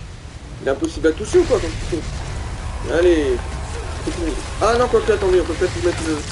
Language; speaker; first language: French; native; French